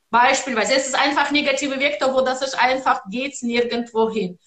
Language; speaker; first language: German; non-native, learner; Russian